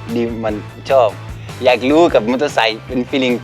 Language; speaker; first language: Thai; non-native, learner; French